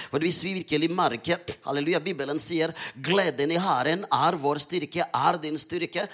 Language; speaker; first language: Norwegian; non-native, fluent; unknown